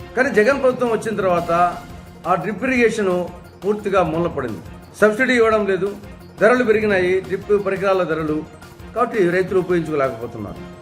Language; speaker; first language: Telugu; native; Telugu